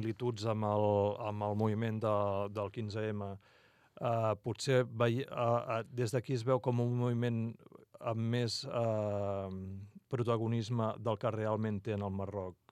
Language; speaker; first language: Catalan; native; Catalan